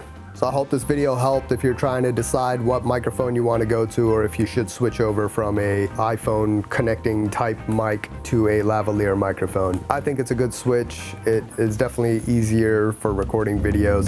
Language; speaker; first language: English; native; English